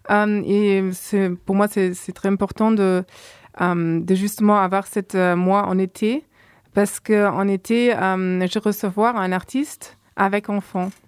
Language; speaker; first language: French; non-native, fluent; German